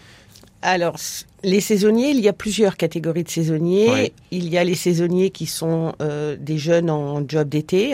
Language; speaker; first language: French; native; French